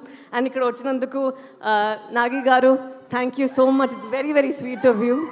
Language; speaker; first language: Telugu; non-native, local second language; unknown